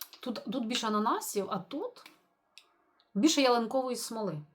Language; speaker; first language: Ukrainian; native; Ukrainian